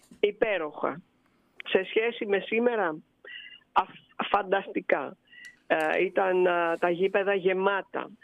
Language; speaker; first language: Greek; native; Greek